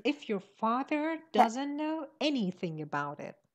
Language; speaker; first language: English; non-native, fluent; Persian